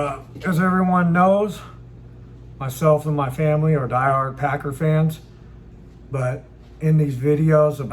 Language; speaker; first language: English; native; English